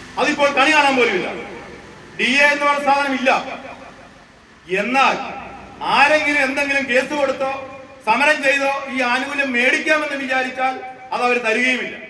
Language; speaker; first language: Malayalam; native; Malayalam